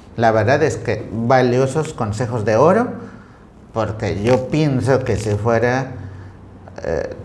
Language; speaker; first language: Spanish; non-native, local second language; Tzotzil